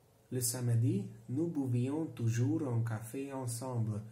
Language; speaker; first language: French; non-native, learner; Hungarian